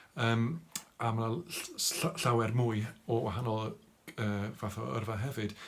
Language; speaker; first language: Welsh; non-native, local second language; English